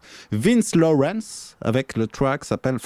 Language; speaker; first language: French; native; French